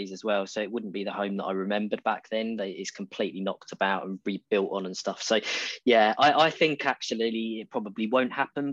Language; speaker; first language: English; native; English